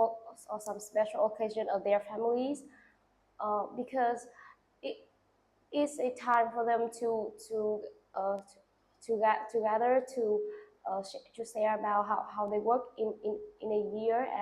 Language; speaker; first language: English; non-native, learner; Vietnamese